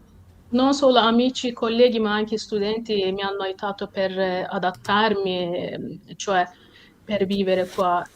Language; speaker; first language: Italian; non-native, fluent; Turkish